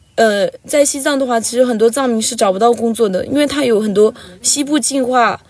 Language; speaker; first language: Chinese; non-native, local second language; Tibetan